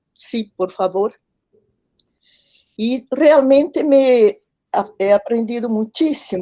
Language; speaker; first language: Spanish; non-native, fluent; Portuguese